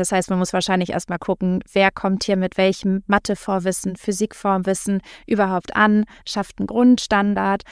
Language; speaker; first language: German; native; German